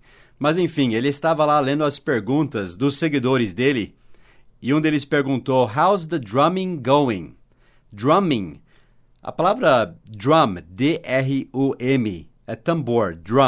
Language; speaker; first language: Portuguese; non-native, fluent; English